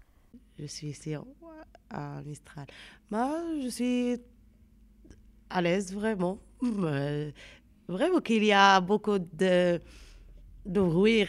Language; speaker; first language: French; non-native, learner; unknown